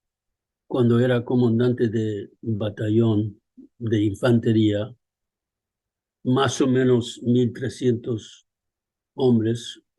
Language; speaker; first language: Spanish; early bilingual, other home language; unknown